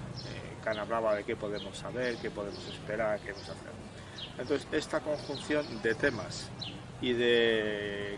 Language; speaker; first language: Spanish; native; Spanish